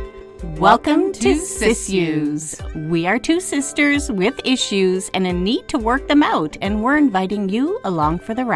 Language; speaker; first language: English; native; English